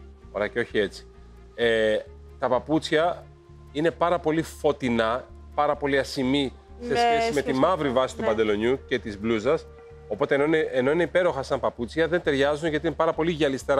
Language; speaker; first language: Greek; native; Greek